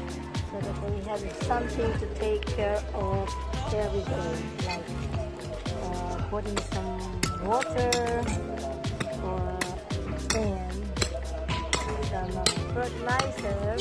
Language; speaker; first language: English; non-native, local second language; Filipino